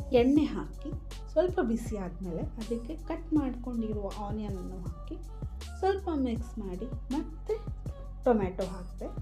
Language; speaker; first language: Kannada; non-native, local second language; Kodava